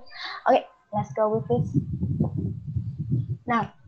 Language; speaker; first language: English; non-native, learner; Vietnamese